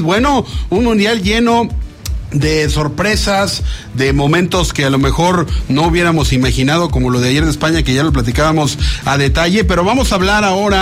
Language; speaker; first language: Spanish; native; Spanish